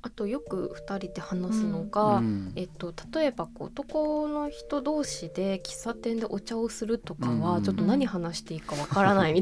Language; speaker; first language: Japanese; native; Japanese